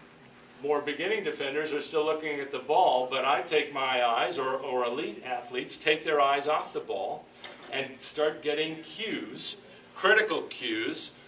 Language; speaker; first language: English; native; English